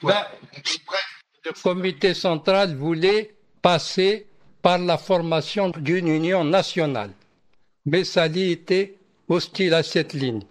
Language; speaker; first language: French; non-native, local second language; Arabic